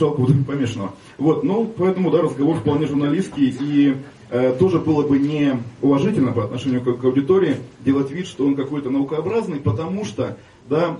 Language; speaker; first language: Russian; native; Russian